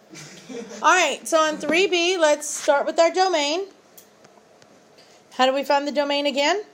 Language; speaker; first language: English; native; English